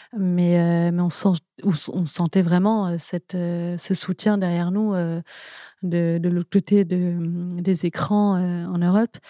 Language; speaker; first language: French; native; French